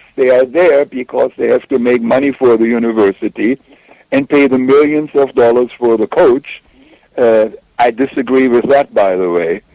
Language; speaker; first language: English; non-native, fluent; German